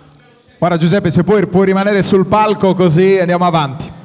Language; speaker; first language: Italian; native; Italian